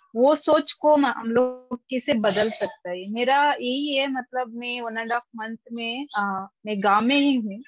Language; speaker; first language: Hindi; non-native, local second language; Kannada